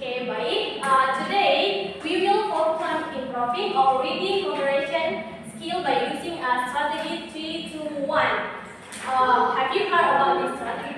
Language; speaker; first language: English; non-native, learner; Indonesian